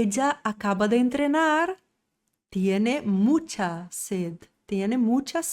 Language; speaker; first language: Spanish; non-native, fluent; Portuguese